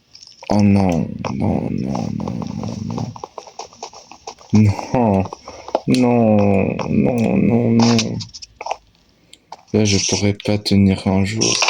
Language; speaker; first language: French; native; French